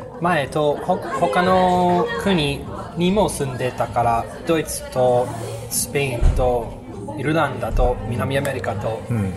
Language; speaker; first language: Japanese; non-native, learner; English